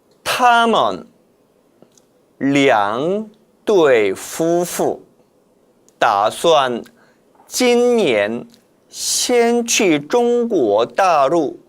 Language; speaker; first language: Chinese; non-native, fluent; Korean